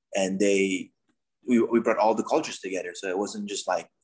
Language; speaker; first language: English; non-native, fluent; Dutch